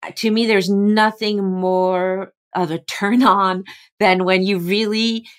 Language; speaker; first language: English; non-native, fluent; French